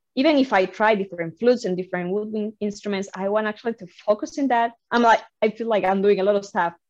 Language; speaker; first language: English; non-native, fluent; Spanish